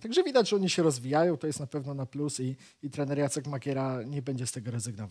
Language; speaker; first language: Polish; native; Polish